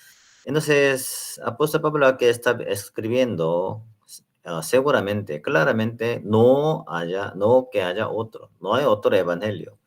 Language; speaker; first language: Spanish; non-native, learner; Korean